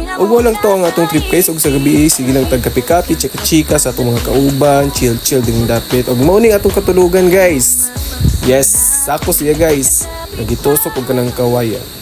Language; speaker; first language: Cebuano; native; Cebuano